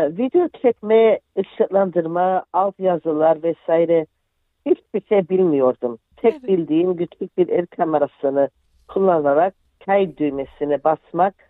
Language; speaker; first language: Turkish; early bilingual, heritage; Turkish